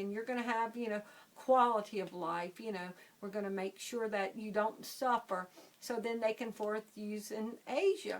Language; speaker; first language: English; native; English